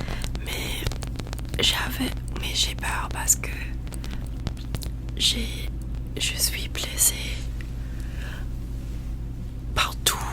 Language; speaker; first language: French; non-native, learner; English